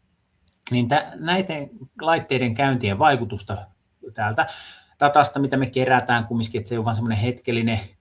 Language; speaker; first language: Finnish; native; Finnish